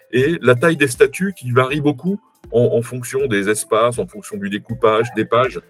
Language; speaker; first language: French; native; French